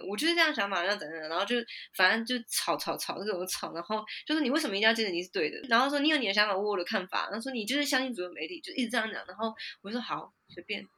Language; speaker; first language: Chinese; native; Chinese